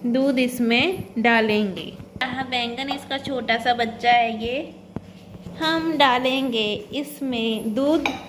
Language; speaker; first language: Hindi; non-native, local second language; Punjabi